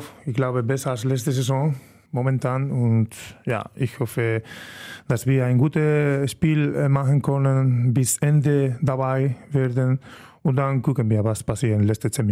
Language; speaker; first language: German; non-native, learner; Spanish